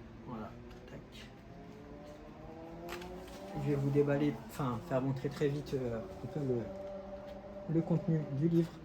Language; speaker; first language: French; native; French